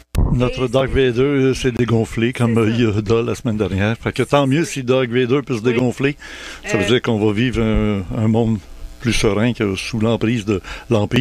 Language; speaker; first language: French; native; French